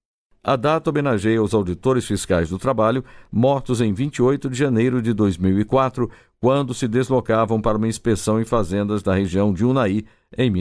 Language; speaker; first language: Portuguese; native; Portuguese